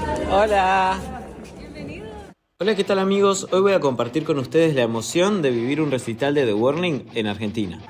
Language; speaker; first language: Spanish; native; Spanish